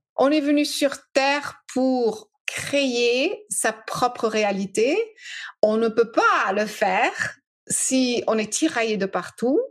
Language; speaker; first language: French; early bilingual, other home language; English